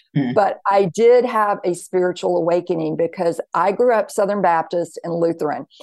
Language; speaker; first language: English; native; English